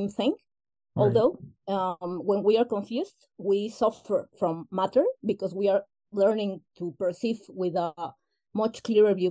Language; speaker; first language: English; non-native, fluent; Spanish